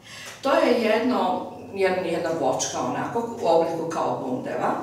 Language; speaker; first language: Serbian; early bilingual, heritage; Serbian